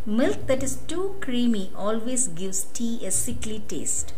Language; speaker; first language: English; non-native, local second language; Tamil